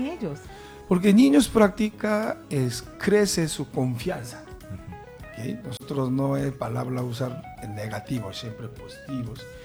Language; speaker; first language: Spanish; non-native, learner; Korean